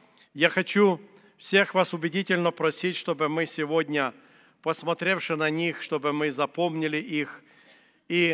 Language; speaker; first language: Russian; native; Russian